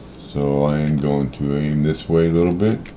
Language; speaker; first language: English; native; English